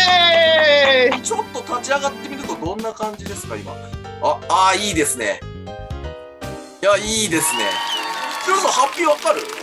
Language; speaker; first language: Japanese; native; Japanese